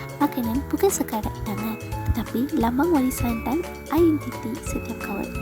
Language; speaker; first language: Malay; non-native, local second language; Tamil